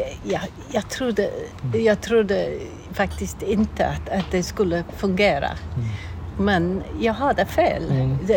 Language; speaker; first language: Swedish; non-native, learner; English